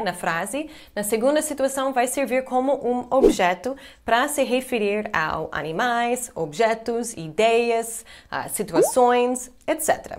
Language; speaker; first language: Portuguese; non-native, fluent; English